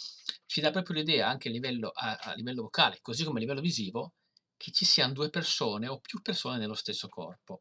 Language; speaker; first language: Italian; native; Italian